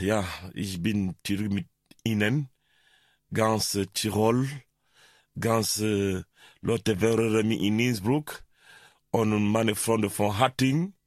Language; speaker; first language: German; non-native, learner; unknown